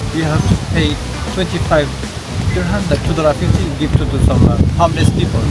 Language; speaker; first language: English; non-native, learner; Arabic